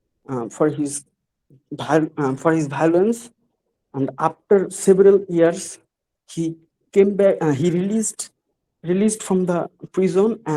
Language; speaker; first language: English; non-native, learner; Bangla